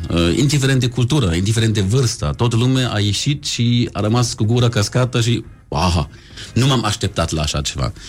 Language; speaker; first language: Romanian; non-native, fluent; German